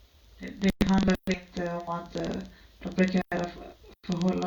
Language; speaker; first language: Swedish; early bilingual, other home language; Spanish